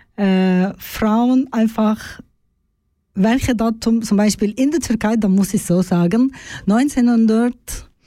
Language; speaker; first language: German; non-native, learner; Turkish